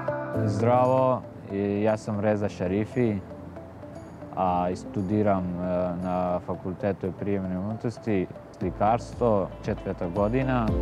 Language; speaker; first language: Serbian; non-native, local second language; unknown